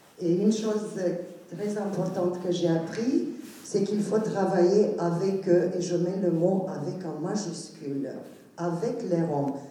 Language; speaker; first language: French; non-native, fluent; Romanian